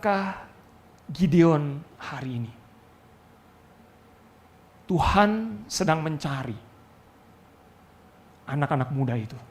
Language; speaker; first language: Indonesian; native; Indonesian